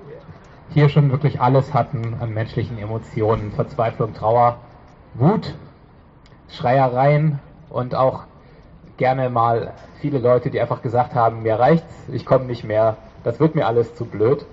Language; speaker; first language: German; native; German